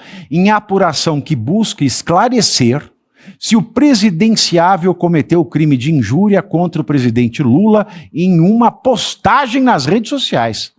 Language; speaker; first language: Portuguese; native; Portuguese